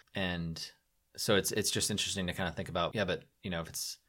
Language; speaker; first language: English; native; English